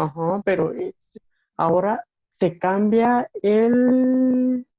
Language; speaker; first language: Spanish; non-native, learner; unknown